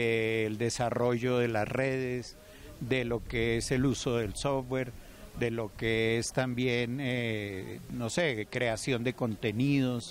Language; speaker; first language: Spanish; native; Spanish